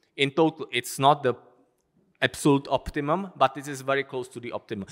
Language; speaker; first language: English; non-native, fluent; Czech